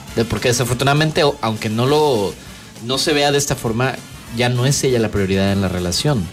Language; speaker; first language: Spanish; native; Spanish